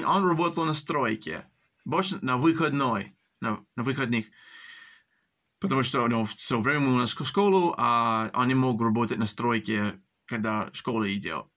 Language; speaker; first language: Russian; early bilingual, heritage; English